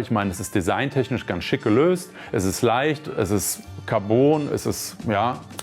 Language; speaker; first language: German; native; German